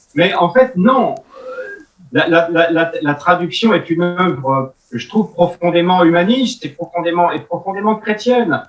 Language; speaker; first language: French; native; French